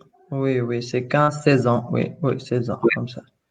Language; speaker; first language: French; non-native, local second language; Arabic